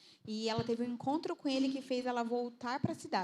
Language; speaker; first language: Portuguese; native; Portuguese